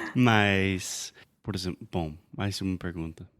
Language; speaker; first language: Portuguese; non-native, fluent; English